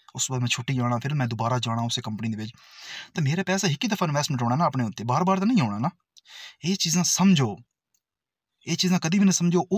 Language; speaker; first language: Urdu; non-native, local second language; Punjabi